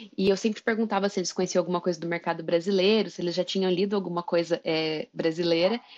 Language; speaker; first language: Portuguese; native; Portuguese